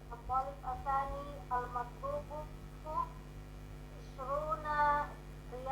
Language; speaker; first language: Arabic; non-native, learner; Indonesian